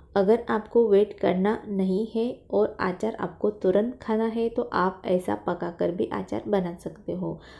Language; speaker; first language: Hindi; non-native, local second language; Marathi